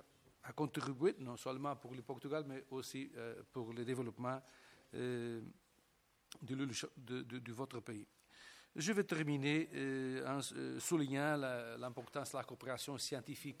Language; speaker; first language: French; non-native, fluent; Portuguese